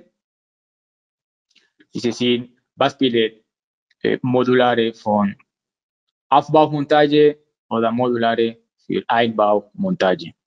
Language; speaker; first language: German; non-native, learner; Spanish